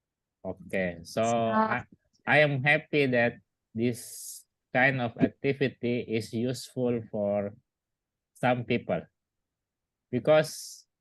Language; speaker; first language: English; non-native, learner; Indonesian